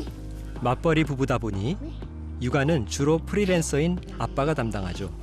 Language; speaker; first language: Korean; native; Korean